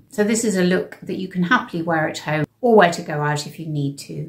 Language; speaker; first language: English; native; English